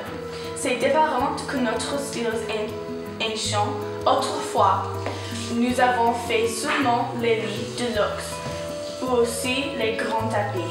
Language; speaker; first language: French; non-native, learner; English